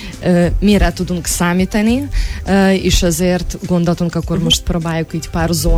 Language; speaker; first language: Hungarian; non-native, fluent; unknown